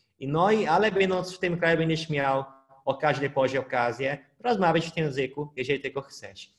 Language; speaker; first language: Polish; non-native, fluent; Portuguese